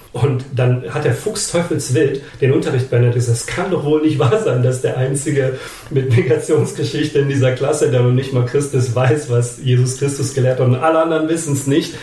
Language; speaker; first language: German; early bilingual, other home language; Serbian